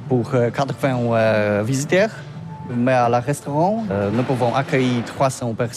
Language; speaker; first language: French; non-native, learner; Polish